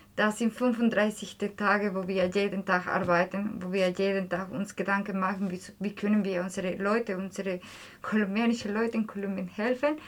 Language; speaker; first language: German; non-native, fluent; Spanish